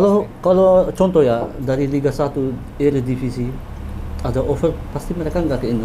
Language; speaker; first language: Indonesian; early bilingual, heritage; Dutch